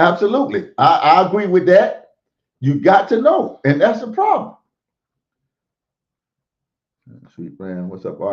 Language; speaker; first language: English; native; English